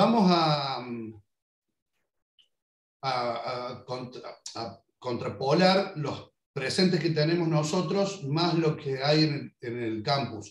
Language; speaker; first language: Spanish; native; Spanish